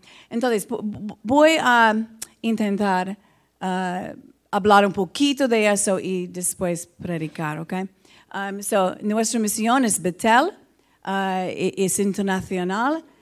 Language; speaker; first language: Spanish; non-native, learner; English